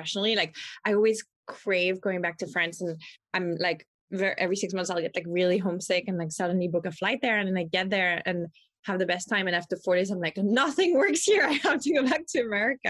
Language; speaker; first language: English; non-native, fluent; French